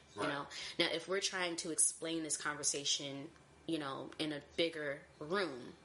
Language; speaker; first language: English; native; English